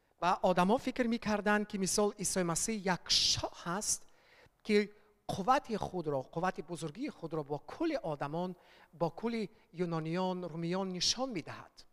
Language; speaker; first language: Persian; early bilingual, heritage; Persian